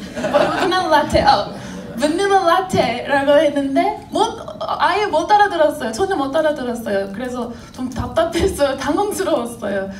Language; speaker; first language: Korean; non-native, fluent; English